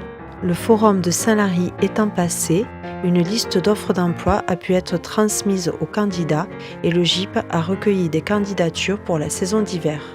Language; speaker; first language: French; native; French